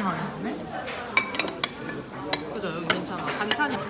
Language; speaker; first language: Korean; native; Korean